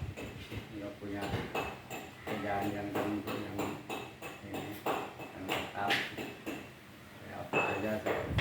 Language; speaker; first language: Indonesian; non-native, local second language; Sundanese